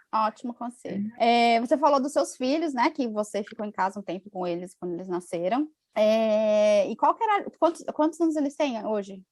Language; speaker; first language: Portuguese; native; Portuguese